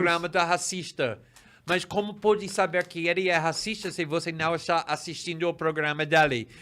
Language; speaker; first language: Portuguese; non-native, fluent; English